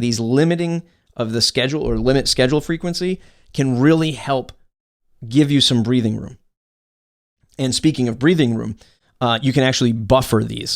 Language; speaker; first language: English; native; English